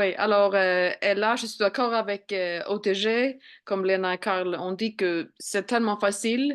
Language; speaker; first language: French; non-native, fluent; Swedish